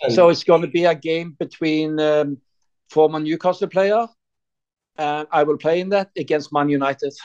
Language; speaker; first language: English; non-native, learner; Norwegian